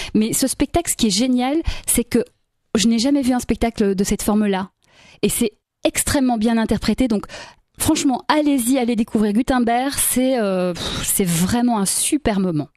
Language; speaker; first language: French; native; French